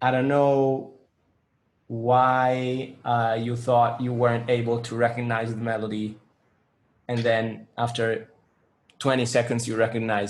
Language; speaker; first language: English; non-native, fluent; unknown